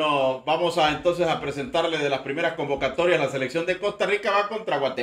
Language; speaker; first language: Spanish; native; Spanish